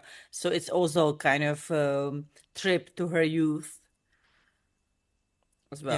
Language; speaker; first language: English; non-native, fluent; Czech